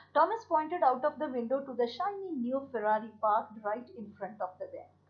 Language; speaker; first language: English; non-native, local second language; Punjabi